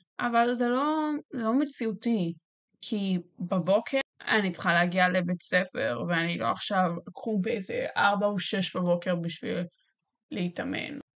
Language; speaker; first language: Hebrew; native; Hebrew